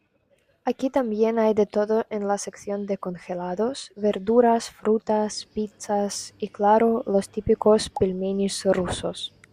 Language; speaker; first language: Spanish; non-native, fluent; Russian